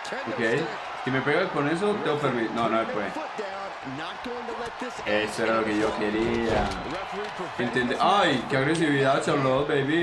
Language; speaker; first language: Spanish; native; Spanish